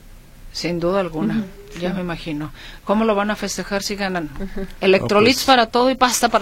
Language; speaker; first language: Spanish; native; Spanish